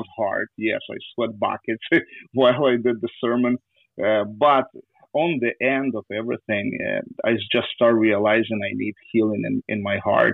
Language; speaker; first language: English; non-native, fluent; Ukrainian